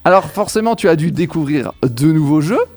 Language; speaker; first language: French; native; French